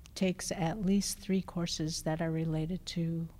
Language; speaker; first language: English; native; English